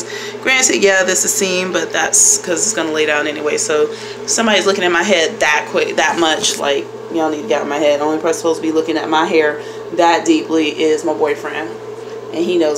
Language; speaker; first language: English; native; English